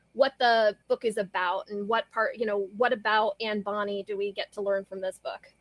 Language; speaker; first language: English; native; English